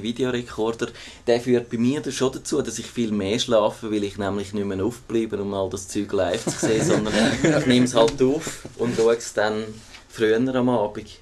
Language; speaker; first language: German; native; German